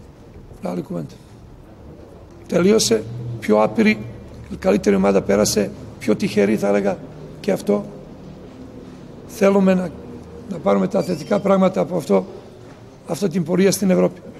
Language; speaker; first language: Greek; non-native, fluent; Serbian